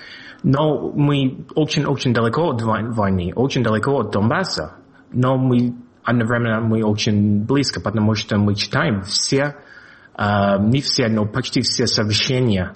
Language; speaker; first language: Russian; non-native, fluent; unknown